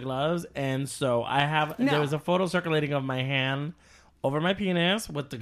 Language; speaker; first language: English; native; English